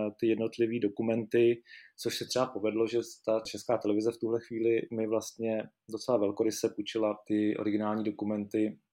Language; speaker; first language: Czech; native; Czech